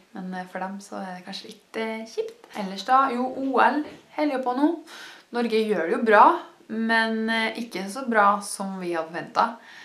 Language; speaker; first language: Norwegian; native; Norwegian